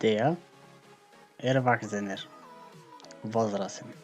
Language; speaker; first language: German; non-native, fluent; Macedonian